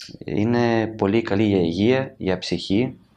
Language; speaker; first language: Greek; non-native, learner; Ukrainian